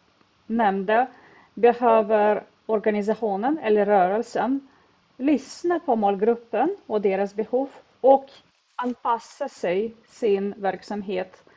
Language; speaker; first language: Swedish; non-native, fluent; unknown